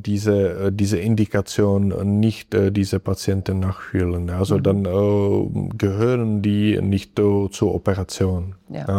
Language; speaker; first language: German; non-native, fluent; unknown